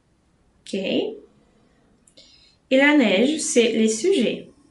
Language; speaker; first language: French; non-native, fluent; Portuguese